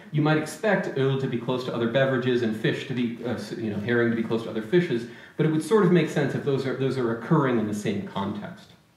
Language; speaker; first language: English; native; English